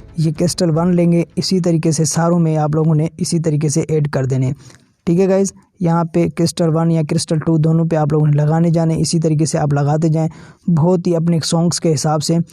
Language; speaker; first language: Urdu; non-native, local second language; Sindhi